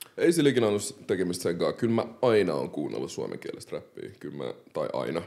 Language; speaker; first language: Finnish; early bilingual, other home language; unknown